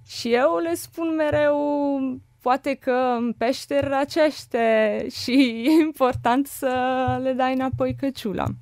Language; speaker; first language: Romanian; non-native, learner; Italian